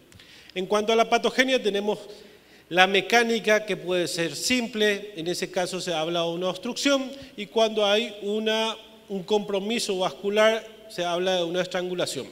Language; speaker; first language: Spanish; native; Spanish